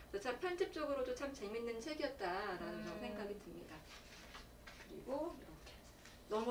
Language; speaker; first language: Korean; native; Korean